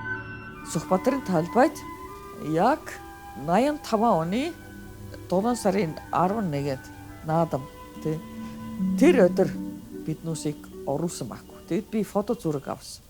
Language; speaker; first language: Mongolian; non-native, fluent; Finnish